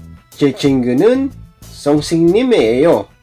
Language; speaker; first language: Korean; non-native, learner; Filipino